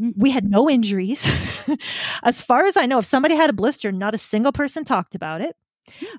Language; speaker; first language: English; native; English